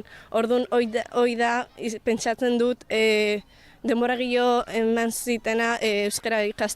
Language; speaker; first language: Basque; early bilingual, other home language; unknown